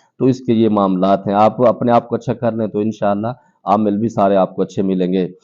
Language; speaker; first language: Urdu; non-native, local second language; Pashto